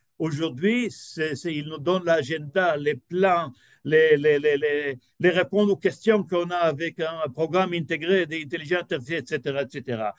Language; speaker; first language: French; non-native, fluent; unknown